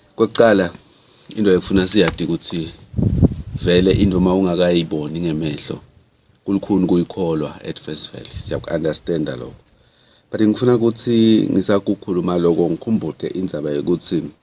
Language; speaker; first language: Zulu; non-native, local second language; Swati